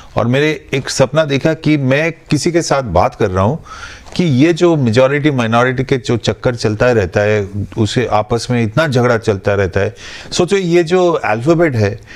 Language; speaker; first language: Hindi; non-native, local second language; Bangla